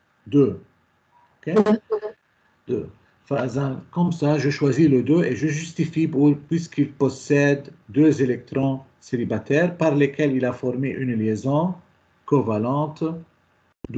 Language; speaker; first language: French; non-native, local second language; Arabic